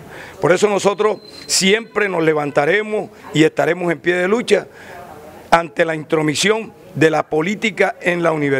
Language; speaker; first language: Spanish; native; Spanish